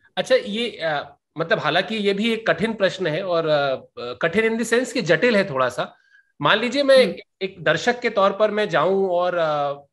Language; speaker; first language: Hindi; native; Hindi